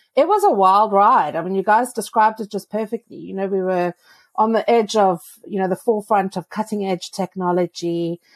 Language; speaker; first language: English; native; English